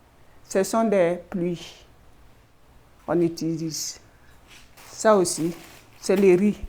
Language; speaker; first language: French; non-native, learner; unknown